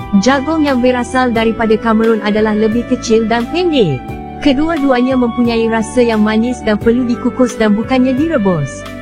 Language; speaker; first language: Malay; native; Malay